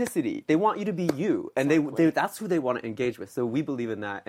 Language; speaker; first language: English; native; English